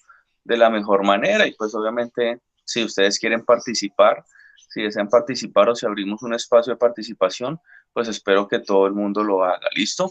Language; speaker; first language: Spanish; native; Spanish